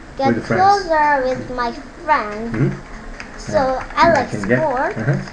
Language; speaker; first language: English; non-native, learner; Korean